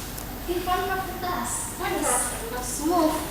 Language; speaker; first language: English; non-native, learner; Indonesian